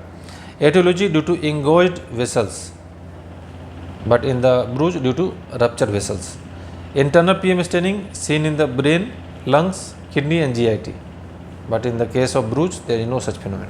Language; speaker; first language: English; non-native, local second language; Hindi